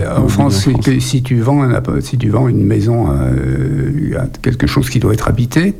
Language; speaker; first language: French; native; French